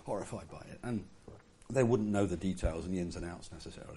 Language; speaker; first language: English; native; English